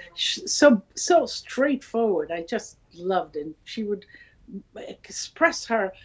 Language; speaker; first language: English; non-native, fluent; Italian